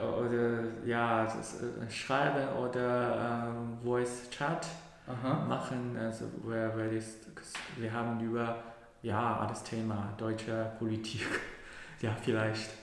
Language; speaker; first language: German; non-native, learner; Cantonese